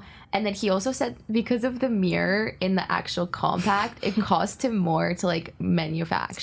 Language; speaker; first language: English; native; English